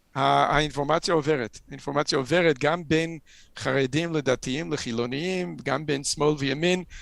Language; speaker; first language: Hebrew; non-native, fluent; English